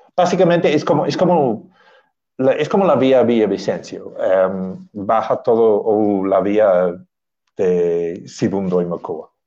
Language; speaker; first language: Spanish; non-native, fluent; English